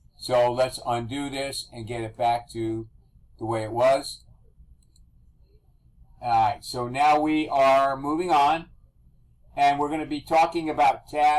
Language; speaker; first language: English; native; English